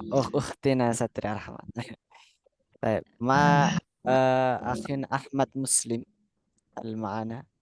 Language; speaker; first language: Arabic; non-native, fluent; Indonesian